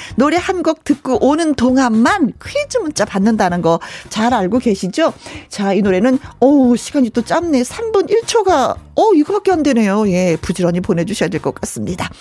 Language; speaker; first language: Korean; native; Korean